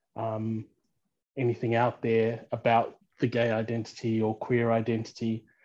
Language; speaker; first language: English; early bilingual, other home language; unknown